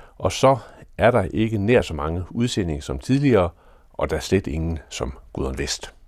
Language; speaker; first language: Danish; native; Danish